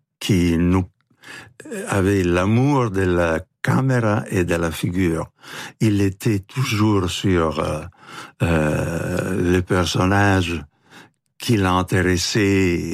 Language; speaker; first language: French; non-native, fluent; Italian